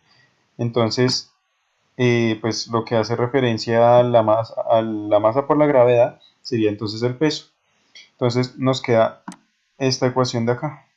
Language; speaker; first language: Spanish; native; Spanish